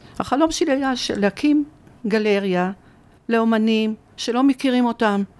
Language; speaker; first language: Hebrew; early bilingual, other home language; Arabic